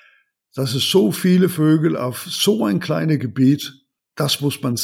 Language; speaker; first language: German; non-native, learner; Danish